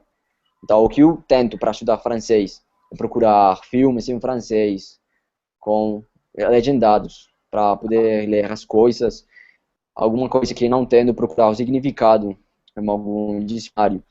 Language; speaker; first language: Portuguese; non-native, fluent; Spanish